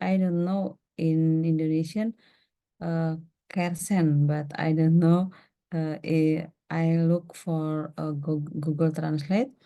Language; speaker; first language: English; non-native, learner; Indonesian